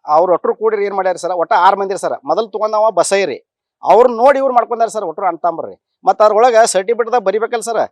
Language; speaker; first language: Kannada; native; Kannada